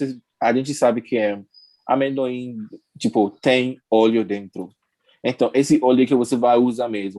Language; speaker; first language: Portuguese; non-native, learner; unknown